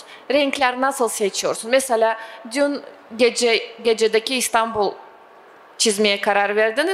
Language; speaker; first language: Turkish; non-native, fluent; Russian